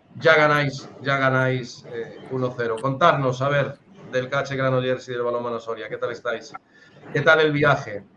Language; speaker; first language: Spanish; native; Spanish